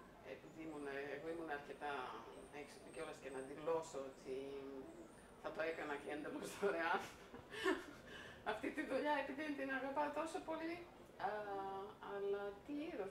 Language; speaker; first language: Greek; non-native, fluent; Croatian